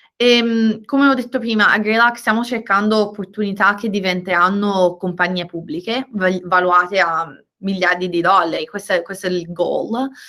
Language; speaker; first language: Italian; native; Italian